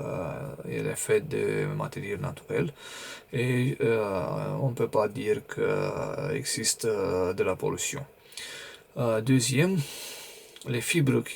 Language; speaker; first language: French; non-native, fluent; Romanian